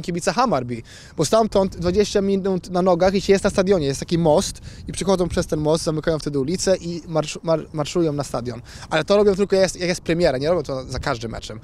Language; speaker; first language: Polish; native; Polish